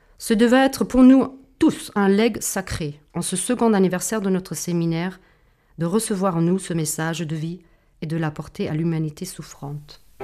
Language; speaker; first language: French; non-native, fluent; German